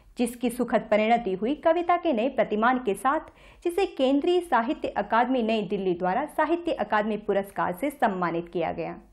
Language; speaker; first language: Hindi; native; Hindi